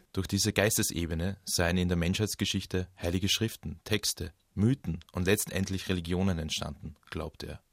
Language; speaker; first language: German; native; German